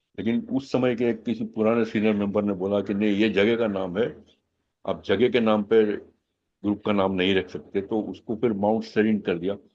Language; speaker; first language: Hindi; non-native, local second language; Gujarati